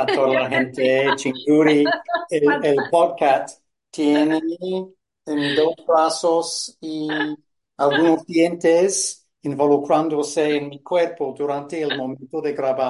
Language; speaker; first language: Spanish; non-native, fluent; English